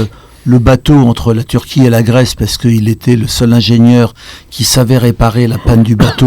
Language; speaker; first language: French; native; French